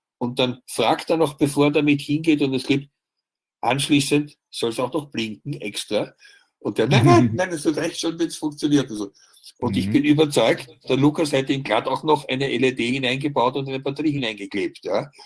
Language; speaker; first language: German; native; German